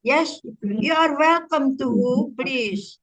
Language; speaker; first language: English; non-native, fluent; Indonesian